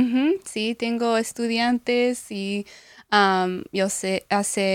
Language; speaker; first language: Spanish; non-native, learner; English